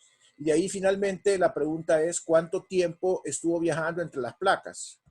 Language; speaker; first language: Spanish; native; Spanish